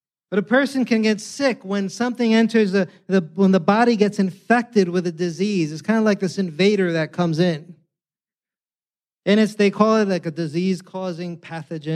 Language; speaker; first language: English; early bilingual, other home language; Spanish